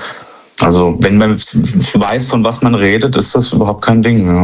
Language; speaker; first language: German; native; German